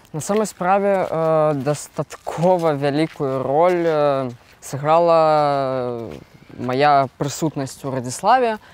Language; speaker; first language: Belarusian; native; Belarusian